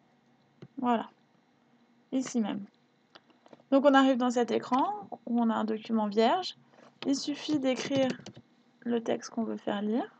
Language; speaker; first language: French; native; French